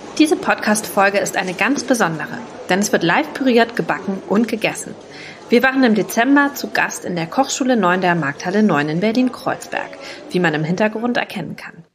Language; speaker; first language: German; native; German